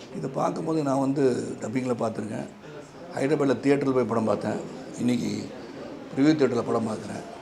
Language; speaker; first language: Tamil; native; Tamil